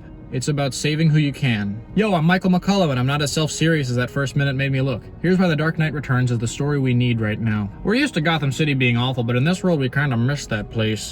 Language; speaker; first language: English; native; English